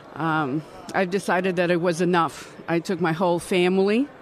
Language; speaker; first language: English; non-native, fluent; Russian